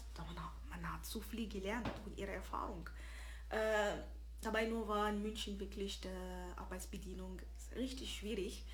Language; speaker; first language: German; early bilingual, other home language; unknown